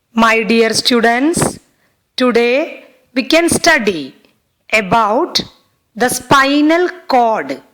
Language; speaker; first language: English; non-native, local second language; Malayalam